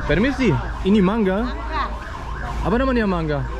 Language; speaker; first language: Indonesian; non-native, learner; German